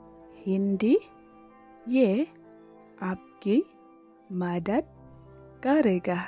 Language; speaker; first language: Hindi; non-native, local second language; Khasi